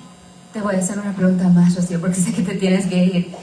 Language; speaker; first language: Spanish; early bilingual, heritage; Spanish